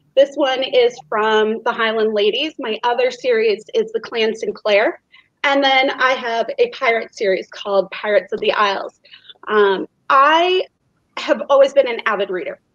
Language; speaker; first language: English; native; English